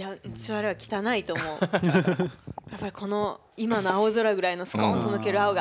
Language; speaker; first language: Japanese; native; Japanese